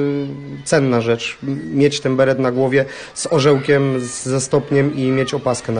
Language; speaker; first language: Polish; native; Polish